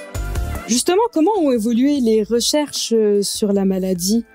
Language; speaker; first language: French; native; French